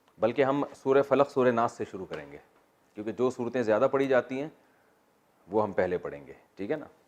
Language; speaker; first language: Urdu; native; Urdu